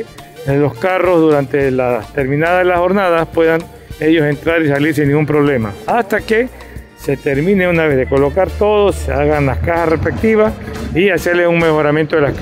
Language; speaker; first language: Spanish; native; Spanish